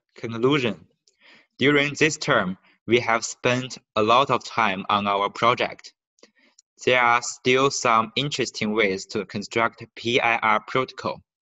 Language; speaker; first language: English; non-native, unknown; Chinese